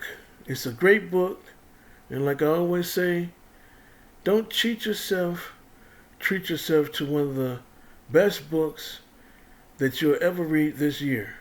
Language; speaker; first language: English; native; English